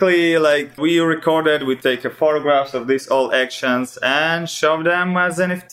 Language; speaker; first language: English; non-native, learner; Russian